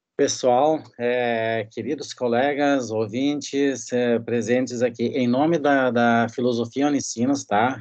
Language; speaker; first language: Portuguese; native; Portuguese